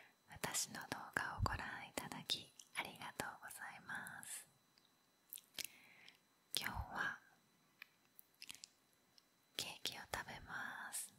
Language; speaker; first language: Japanese; native; Japanese